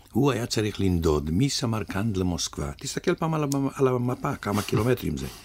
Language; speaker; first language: Hebrew; early bilingual, other home language; Russian